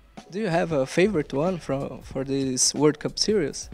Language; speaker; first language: English; non-native, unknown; Portuguese